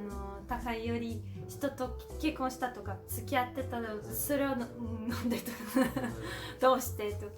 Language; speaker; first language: Japanese; non-native, learner; Portuguese